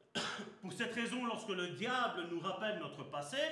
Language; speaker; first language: French; native; French